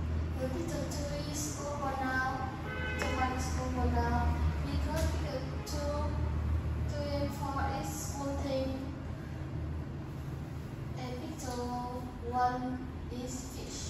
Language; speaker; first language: English; non-native, learner; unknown